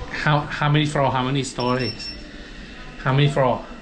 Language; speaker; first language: English; non-native, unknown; Thai